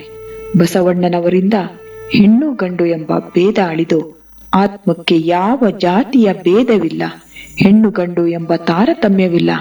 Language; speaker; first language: Kannada; native; Kannada